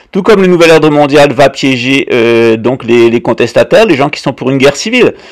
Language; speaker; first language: French; native; French